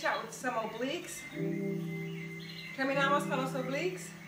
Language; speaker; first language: Spanish; non-native, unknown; English